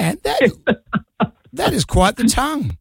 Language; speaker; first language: English; native; English